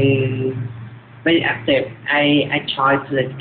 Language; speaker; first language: English; non-native, learner; Vietnamese